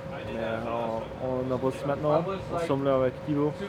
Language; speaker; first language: French; non-native, fluent; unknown